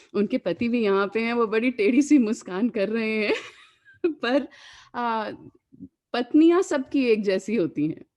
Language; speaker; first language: Hindi; native; Hindi